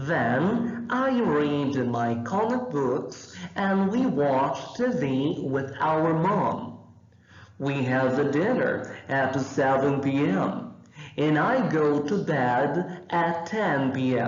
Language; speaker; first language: English; non-native, fluent; Portuguese